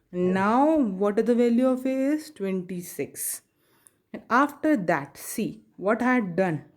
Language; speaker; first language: English; non-native, local second language; Hindi